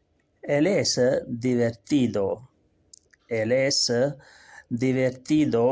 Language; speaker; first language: Spanish; non-native, fluent; Urdu